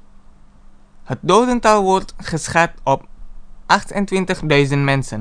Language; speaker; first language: Dutch; non-native, fluent; Indonesian